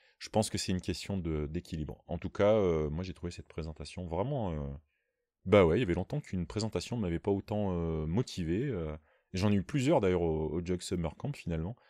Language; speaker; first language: French; native; French